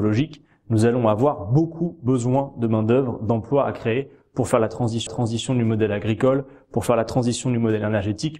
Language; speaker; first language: French; native; French